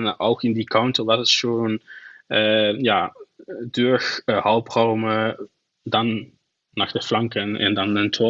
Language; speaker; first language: German; non-native, learner; Dutch